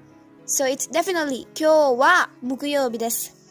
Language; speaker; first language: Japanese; non-native, fluent; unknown